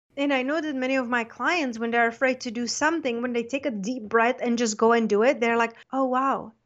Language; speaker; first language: English; non-native, fluent; Czech